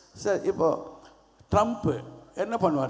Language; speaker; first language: Tamil; non-native, learner; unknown